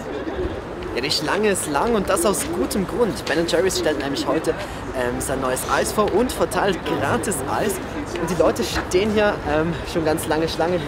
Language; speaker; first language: German; native; German